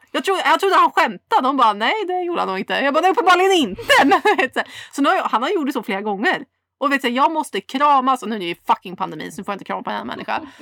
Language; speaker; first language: Swedish; native; Swedish